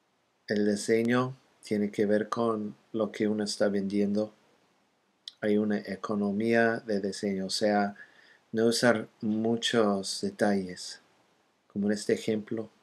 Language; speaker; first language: Spanish; non-native, fluent; English